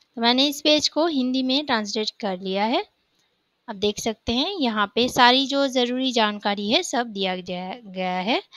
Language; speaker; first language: Hindi; native; Hindi